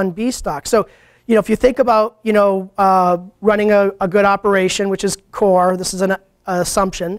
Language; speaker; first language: English; native; English